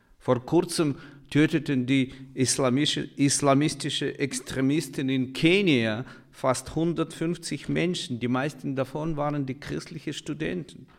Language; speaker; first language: German; non-native, fluent; Russian